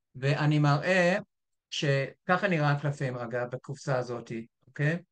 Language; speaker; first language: Hebrew; non-native, fluent; English